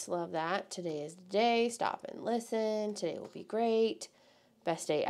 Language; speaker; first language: English; native; English